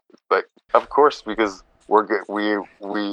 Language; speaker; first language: English; native; English